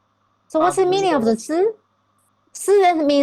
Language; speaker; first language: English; non-native, fluent; Chinese